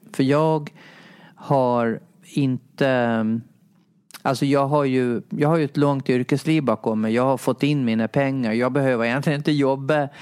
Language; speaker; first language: Swedish; native; Swedish